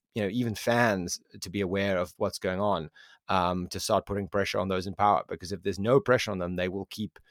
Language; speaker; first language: English; native; English